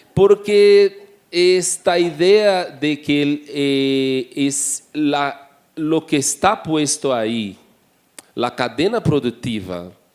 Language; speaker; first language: Spanish; non-native, fluent; Portuguese